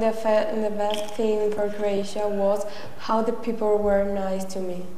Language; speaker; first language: English; non-native, learner; Spanish